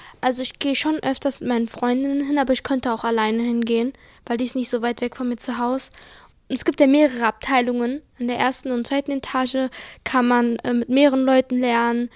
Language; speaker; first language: German; early bilingual, other home language; Arabic